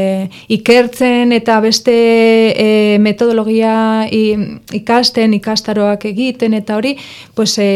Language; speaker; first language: Basque; non-native, local second language; Spanish